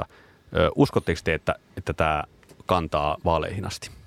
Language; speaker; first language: Finnish; native; Finnish